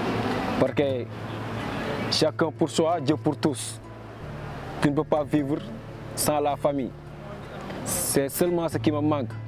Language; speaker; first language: French; non-native, local second language; Wolof